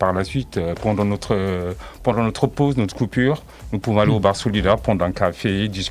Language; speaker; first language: French; native; French